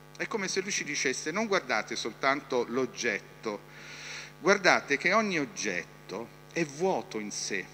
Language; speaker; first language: Italian; native; Italian